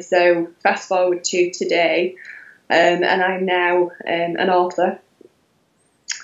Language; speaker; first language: English; native; English